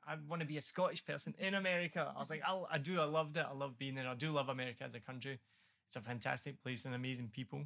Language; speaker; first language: English; native; English